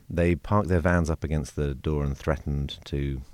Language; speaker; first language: English; native; English